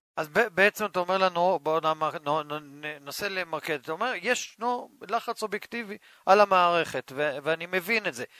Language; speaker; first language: Hebrew; native; Hebrew